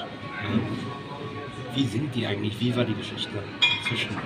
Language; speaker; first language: German; non-native, fluent; English